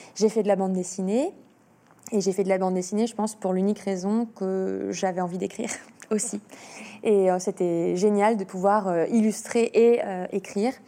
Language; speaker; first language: French; native; French